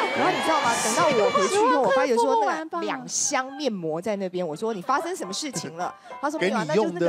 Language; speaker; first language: Chinese; native; Chinese